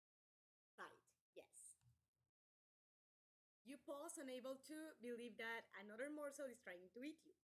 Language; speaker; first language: English; non-native, fluent; Spanish